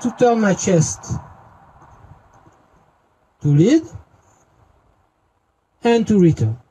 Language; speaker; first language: English; non-native, learner; French